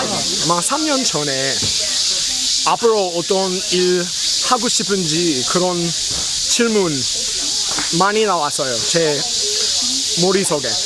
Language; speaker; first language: Korean; non-native, learner; English